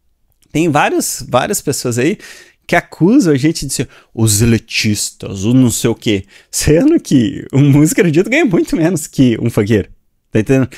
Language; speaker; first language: Portuguese; native; Portuguese